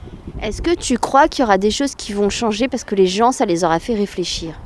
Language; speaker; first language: French; native; French